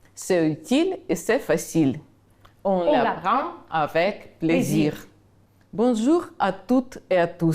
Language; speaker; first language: French; non-native, fluent; Ukrainian